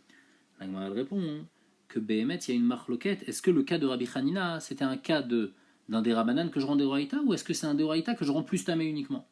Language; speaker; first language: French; native; French